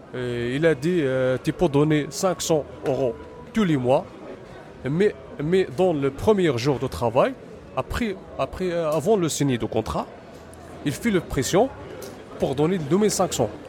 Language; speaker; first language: French; non-native, learner; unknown